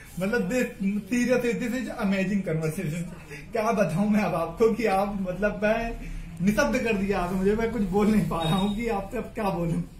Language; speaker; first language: Hindi; native; Hindi